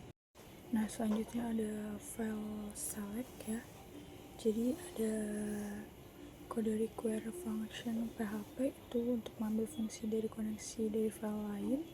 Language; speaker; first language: Indonesian; native; Indonesian